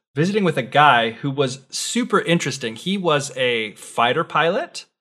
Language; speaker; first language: English; native; English